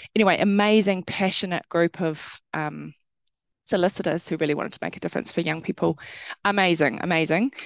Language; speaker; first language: English; native; English